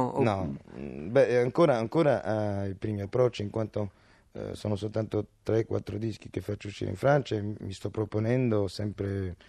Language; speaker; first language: Italian; early bilingual, other home language; French